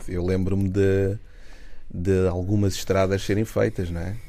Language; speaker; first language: Portuguese; native; Portuguese